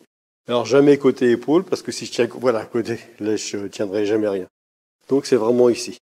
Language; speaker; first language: French; native; French